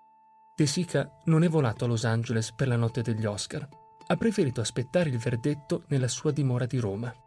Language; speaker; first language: Italian; native; Italian